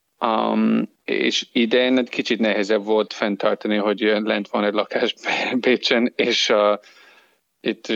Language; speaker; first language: Hungarian; non-native, learner; English